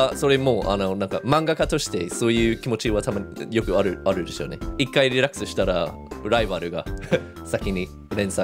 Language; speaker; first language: Japanese; non-native, fluent; English